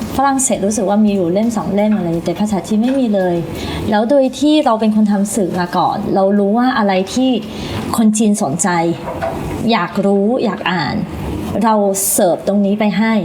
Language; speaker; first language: Thai; early bilingual, other home language; Chinese